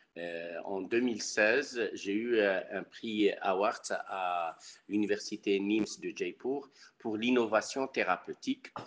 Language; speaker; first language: French; non-native, local second language; Arabic